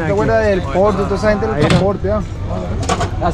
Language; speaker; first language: Spanish; native; Spanish